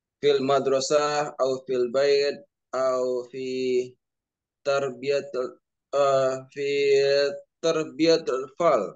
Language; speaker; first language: Arabic; non-native, learner; Indonesian